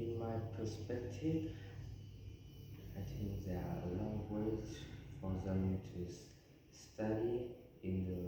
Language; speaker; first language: English; non-native, learner; Vietnamese